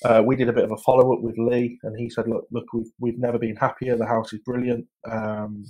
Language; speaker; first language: English; native; English